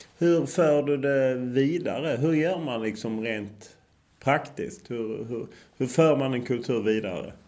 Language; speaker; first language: Swedish; native; Swedish